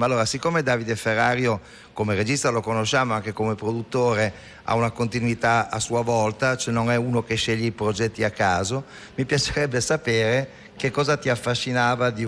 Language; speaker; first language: Italian; native; Italian